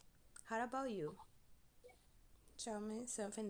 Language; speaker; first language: English; non-native, fluent; Portuguese